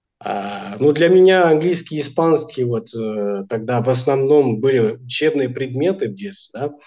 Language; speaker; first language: Russian; non-native, fluent; Portuguese